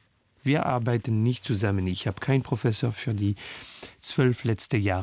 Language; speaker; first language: German; non-native, learner; French